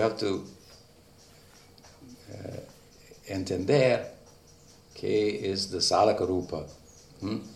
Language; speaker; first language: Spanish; non-native, learner; English